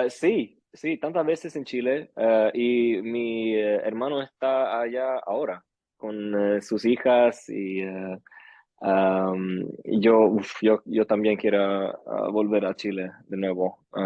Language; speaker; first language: Spanish; early bilingual, heritage; Swedish